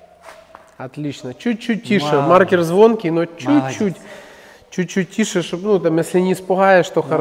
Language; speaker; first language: Russian; native; Russian